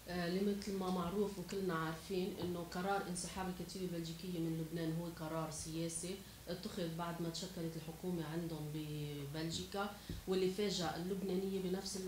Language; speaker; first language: Arabic; native; Arabic